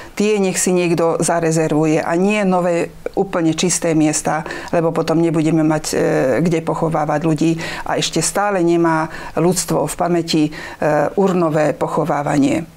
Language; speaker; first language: Slovak; non-native, local second language; Hungarian